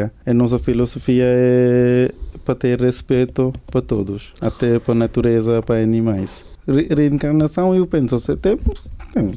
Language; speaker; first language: Portuguese; non-native, learner; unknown